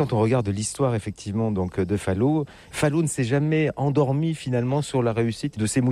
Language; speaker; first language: French; native; French